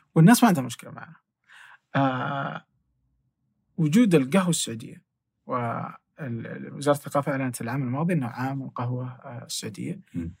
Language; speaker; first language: Arabic; native; Arabic